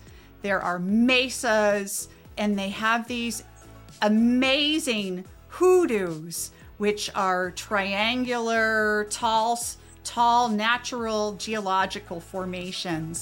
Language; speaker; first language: English; native; English